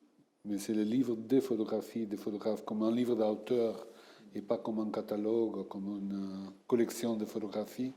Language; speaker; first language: French; non-native, fluent; Portuguese